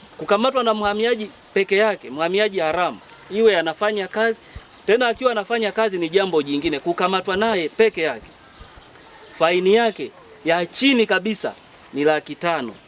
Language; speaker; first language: Swahili; native; Swahili